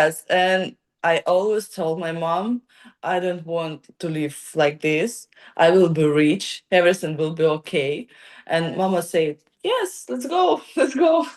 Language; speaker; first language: English; non-native, learner; Ukrainian